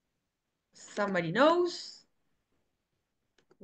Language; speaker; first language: French; non-native, fluent; Spanish